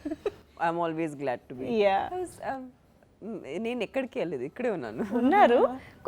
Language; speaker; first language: Telugu; non-native, fluent; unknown